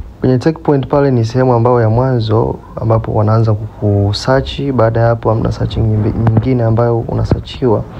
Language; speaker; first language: Swahili; native; Swahili